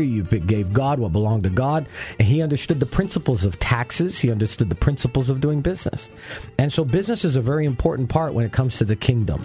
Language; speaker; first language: English; early bilingual, other home language; Spanish